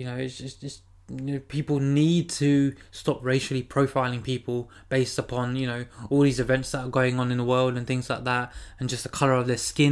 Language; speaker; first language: English; native; English